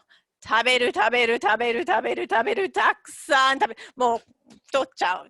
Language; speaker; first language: Japanese; non-native, fluent; English